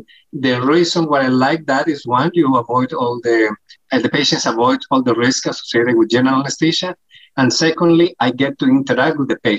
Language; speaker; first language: English; non-native, fluent; Spanish